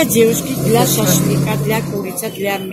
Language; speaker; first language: Russian; non-native, local second language; Georgian